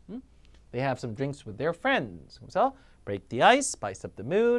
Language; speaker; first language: English; non-native, fluent; Korean